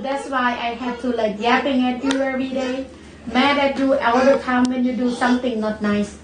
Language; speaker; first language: English; non-native, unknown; Thai